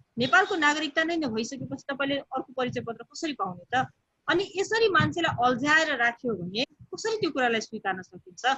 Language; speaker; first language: Nepali; non-native, local second language; Bhojpuri